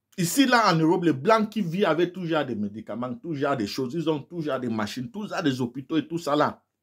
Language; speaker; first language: French; non-native, local second language; English